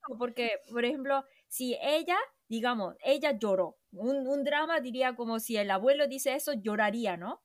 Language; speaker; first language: Spanish; non-native, fluent; Korean